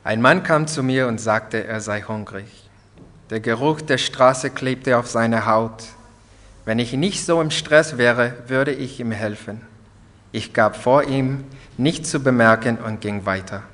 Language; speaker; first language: German; non-native, learner; English